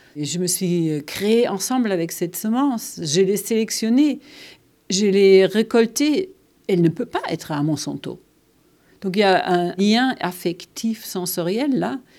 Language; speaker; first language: French; non-native, fluent; German